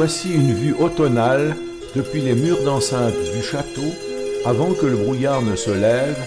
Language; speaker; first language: French; native; French